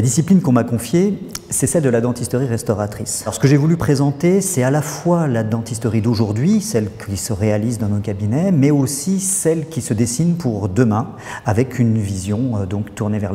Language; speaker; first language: French; native; French